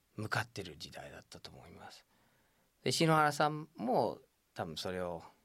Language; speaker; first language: Japanese; non-native, fluent; English